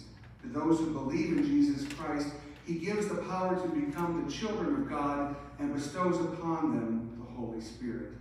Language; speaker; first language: English; native; English